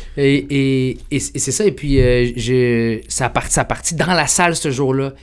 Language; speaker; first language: French; early bilingual, other home language; Arabic